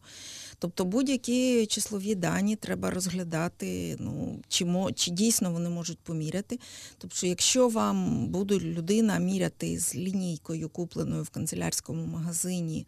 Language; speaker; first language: Ukrainian; native; Ukrainian